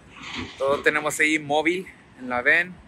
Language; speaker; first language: Spanish; early bilingual, heritage; Spanish